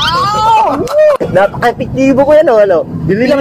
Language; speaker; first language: Filipino; non-native, local second language; Cebuano